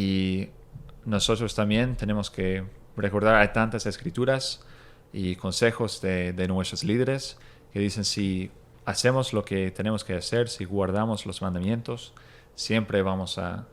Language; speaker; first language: Spanish; non-native, fluent; English